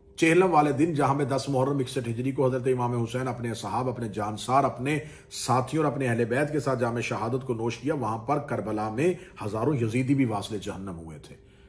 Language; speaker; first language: Urdu; non-native, local second language; Punjabi